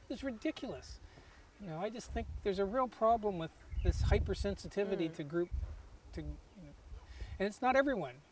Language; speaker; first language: English; native; English